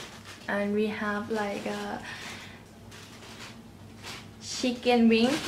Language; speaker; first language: English; non-native, learner; Thai